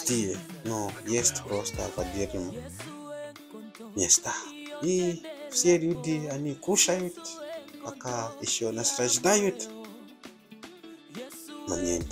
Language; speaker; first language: Russian; non-native, fluent; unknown